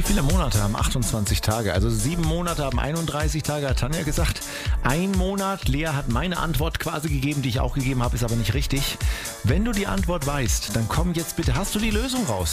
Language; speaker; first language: German; native; German